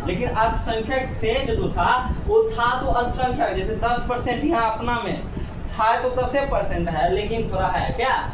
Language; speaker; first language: Hindi; native; Hindi